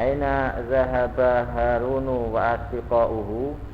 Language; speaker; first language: Arabic; non-native, learner; Indonesian